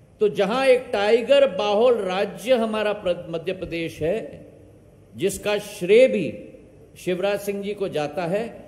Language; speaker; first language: Hindi; native; Hindi